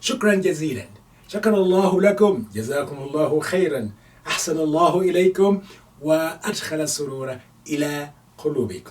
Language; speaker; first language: Arabic; non-native, fluent; English